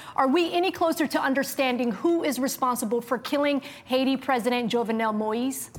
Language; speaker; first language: English; non-native, fluent; Somali